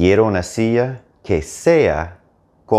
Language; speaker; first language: Spanish; non-native, fluent; English